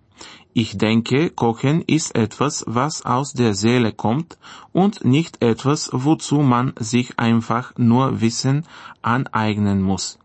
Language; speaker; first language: German; non-native, fluent; Bulgarian